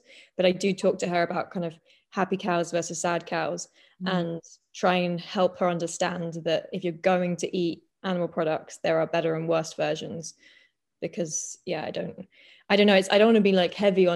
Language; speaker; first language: English; native; English